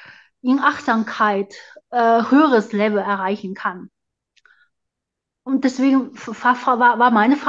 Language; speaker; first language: German; non-native, fluent; Chinese